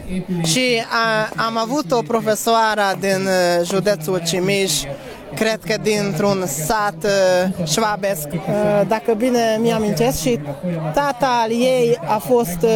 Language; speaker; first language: Romanian; non-native, learner; Hungarian